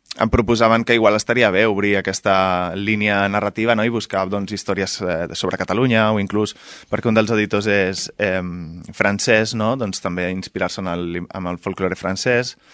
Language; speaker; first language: Catalan; non-native, local second language; Spanish